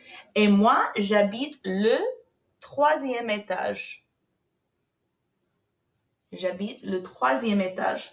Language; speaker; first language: French; non-native, fluent; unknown